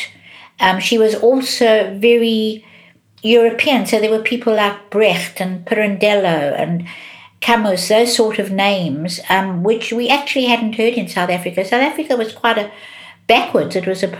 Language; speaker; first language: English; native; English